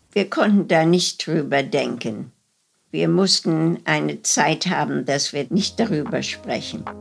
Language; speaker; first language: German; early bilingual, heritage; German